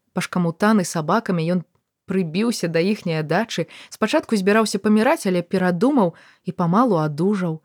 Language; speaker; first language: Belarusian; native; Belarusian